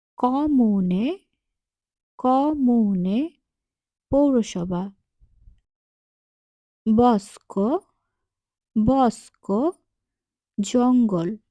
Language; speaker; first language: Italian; non-native, learner; Bangla